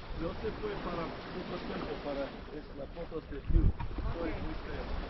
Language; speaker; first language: Spanish; non-native, learner; English